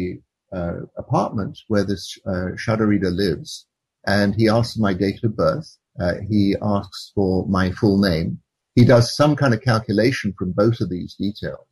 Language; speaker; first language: English; native; English